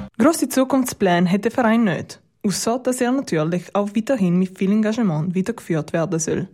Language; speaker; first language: German; native; German